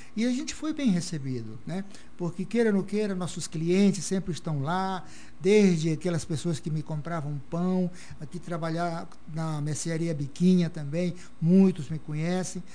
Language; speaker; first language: Portuguese; native; Portuguese